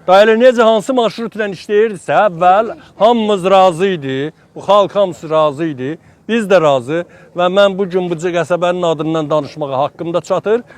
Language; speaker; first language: Azerbaijani; native; Azerbaijani